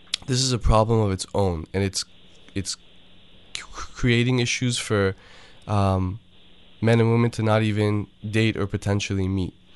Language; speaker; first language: English; early bilingual, other home language; Persian